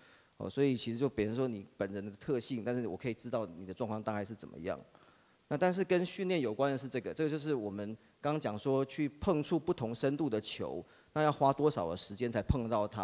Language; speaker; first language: Chinese; native; Chinese